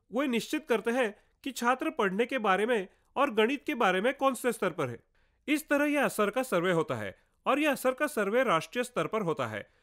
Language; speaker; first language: Hindi; non-native, local second language; Marathi